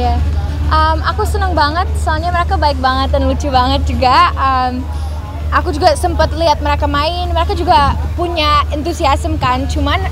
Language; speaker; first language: Indonesian; early bilingual, heritage; Indonesian